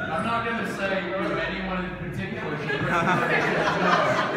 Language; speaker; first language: English; native; English